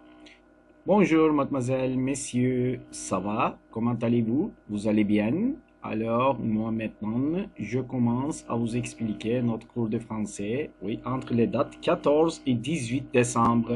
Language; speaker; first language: French; non-native, fluent; Turkish